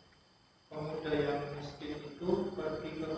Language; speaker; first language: Indonesian; native; Indonesian